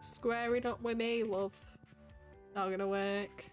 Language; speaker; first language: English; native; English